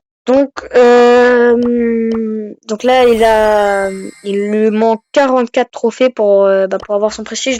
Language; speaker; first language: French; native; French